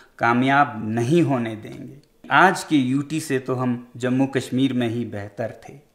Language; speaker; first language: Hindi; non-native, local second language; Ladakhi